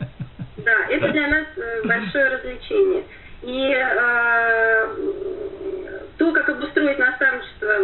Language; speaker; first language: Russian; native; Russian